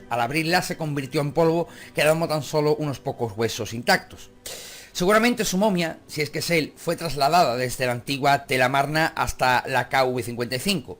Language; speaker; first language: Spanish; native; Spanish